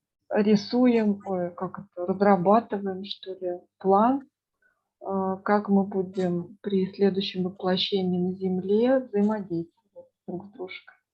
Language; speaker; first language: Russian; native; Russian